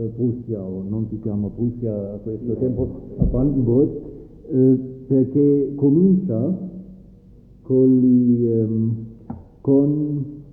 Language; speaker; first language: Italian; non-native, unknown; German